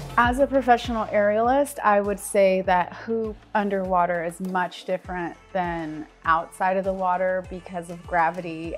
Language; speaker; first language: English; native; English